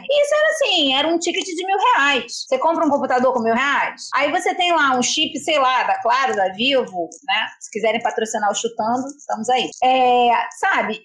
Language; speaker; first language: Portuguese; native; Portuguese